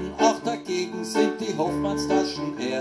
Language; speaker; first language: German; native; German